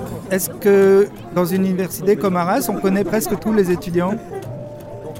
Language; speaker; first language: French; native; French